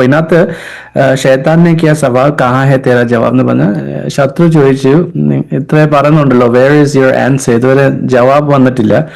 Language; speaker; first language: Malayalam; early bilingual, heritage; Hindi